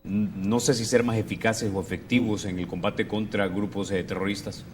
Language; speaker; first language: Spanish; native; Spanish